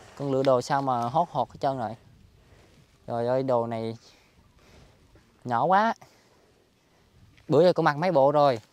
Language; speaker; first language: Vietnamese; native; Vietnamese